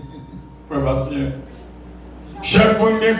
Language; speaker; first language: French; non-native, local second language; Haitian Creole